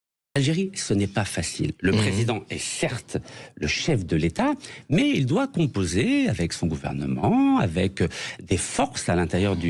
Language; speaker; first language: French; native; French